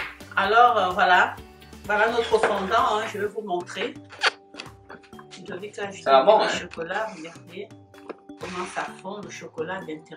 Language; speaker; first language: French; native; French